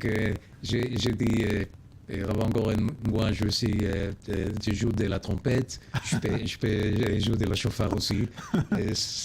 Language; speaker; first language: French; non-native, learner; Hebrew